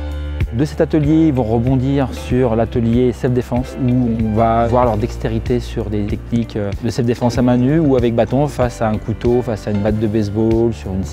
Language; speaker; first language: French; native; French